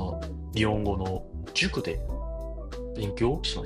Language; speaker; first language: Japanese; non-native, learner; Korean